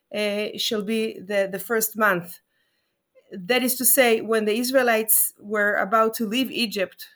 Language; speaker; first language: English; non-native, fluent; Hebrew